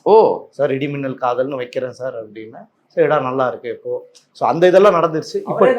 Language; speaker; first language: Tamil; native; Tamil